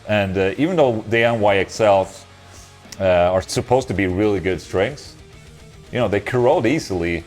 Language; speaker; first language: English; non-native, fluent; Swedish